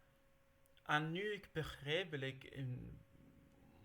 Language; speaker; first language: Dutch; non-native, learner; Arabic